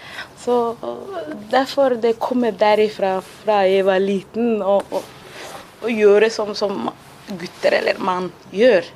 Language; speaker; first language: Norwegian; non-native, fluent; Somali